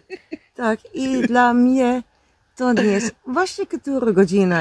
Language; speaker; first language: Polish; non-native, learner; Dutch